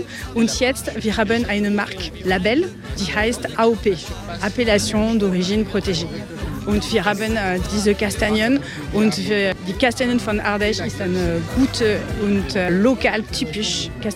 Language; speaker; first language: German; non-native, learner; French